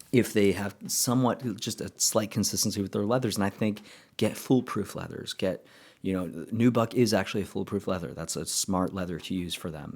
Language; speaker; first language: English; native; English